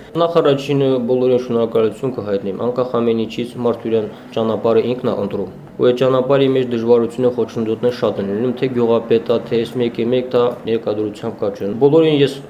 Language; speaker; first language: Armenian; native; Armenian